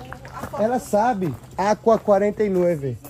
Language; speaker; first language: Portuguese; native; Portuguese